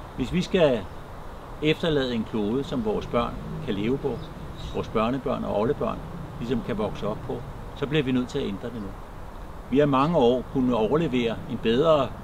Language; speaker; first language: Danish; native; Danish